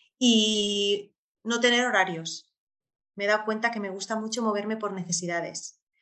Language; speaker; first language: Spanish; native; Spanish